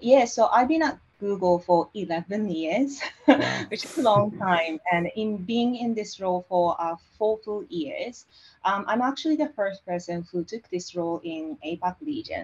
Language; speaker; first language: English; non-native, fluent; Japanese